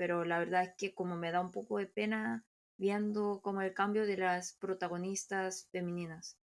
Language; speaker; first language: Spanish; non-native, fluent; Korean